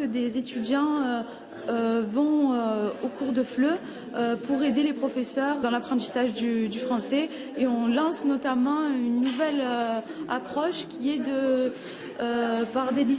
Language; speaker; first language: French; native; French